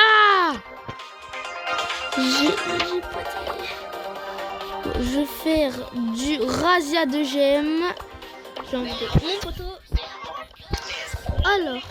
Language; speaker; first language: French; native; French